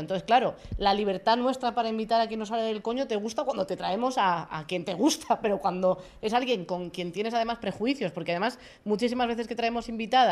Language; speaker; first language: Spanish; native; Spanish